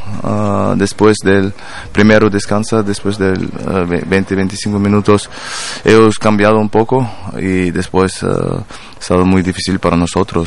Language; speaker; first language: Spanish; non-native, learner; German